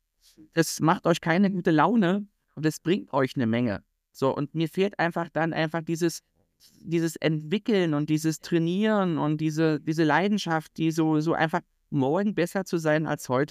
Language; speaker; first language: German; native; German